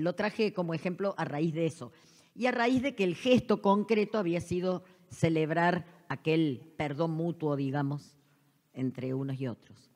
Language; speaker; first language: Spanish; native; Spanish